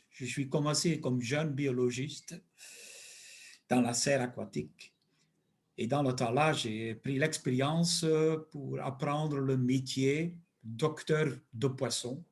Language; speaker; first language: French; non-native, local second language; Dutch